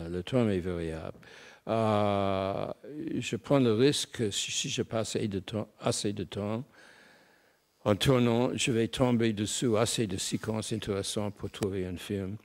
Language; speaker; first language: French; non-native, fluent; English